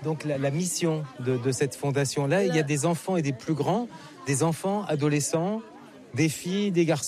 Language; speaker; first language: French; native; French